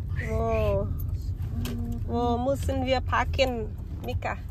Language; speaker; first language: German; non-native, learner; Thai